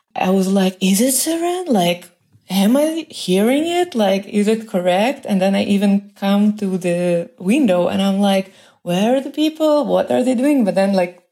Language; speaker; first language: English; non-native, fluent; Russian